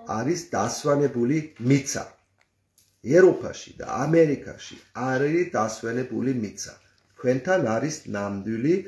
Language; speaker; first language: Georgian; non-native, learner; German